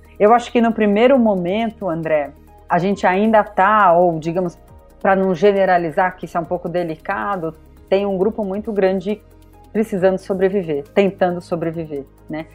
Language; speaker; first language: Portuguese; native; Portuguese